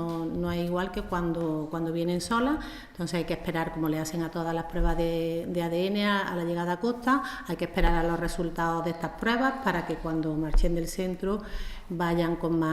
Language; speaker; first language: Spanish; native; Spanish